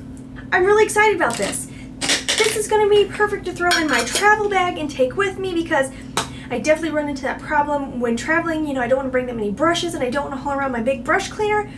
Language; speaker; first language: English; native; English